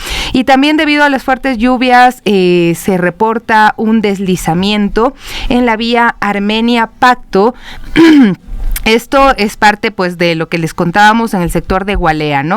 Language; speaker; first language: Spanish; native; Spanish